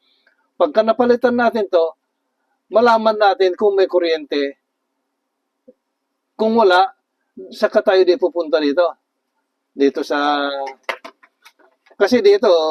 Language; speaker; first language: Filipino; native; Filipino